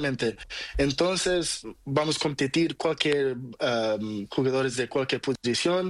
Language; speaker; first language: Spanish; non-native, learner; Portuguese